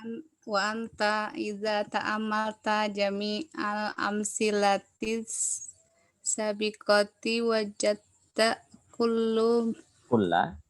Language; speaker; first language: Arabic; non-native, learner; Indonesian